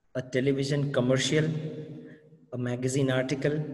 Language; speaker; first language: English; non-native, local second language; Gujarati